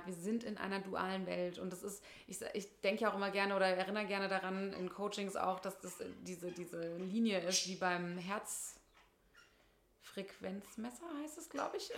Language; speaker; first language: German; native; German